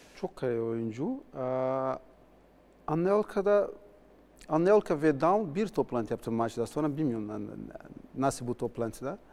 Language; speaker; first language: Turkish; non-native, learner; Portuguese